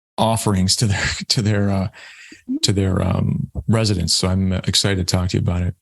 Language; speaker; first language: English; native; English